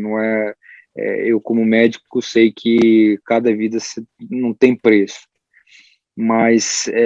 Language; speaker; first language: Portuguese; early bilingual, heritage; Portuguese